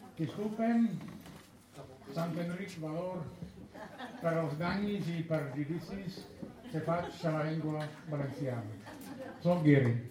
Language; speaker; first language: Catalan; non-native, fluent; English